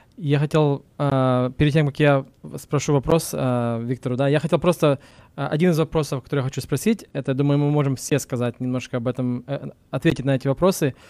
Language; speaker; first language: Russian; early bilingual, heritage; Russian